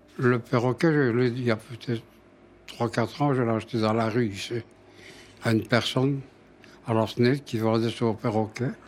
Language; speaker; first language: French; native; French